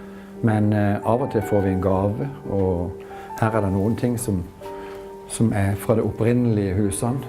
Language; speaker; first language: Norwegian; native; Norwegian